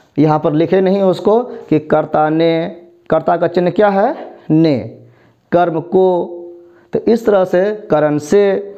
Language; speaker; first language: Hindi; native; Hindi